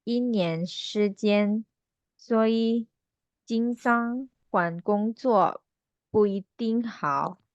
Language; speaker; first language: Chinese; non-native, learner; Indonesian